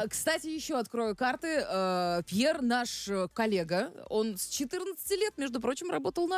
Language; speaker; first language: Russian; native; Russian